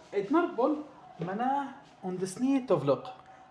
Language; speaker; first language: Mongolian; non-native, learner; Arabic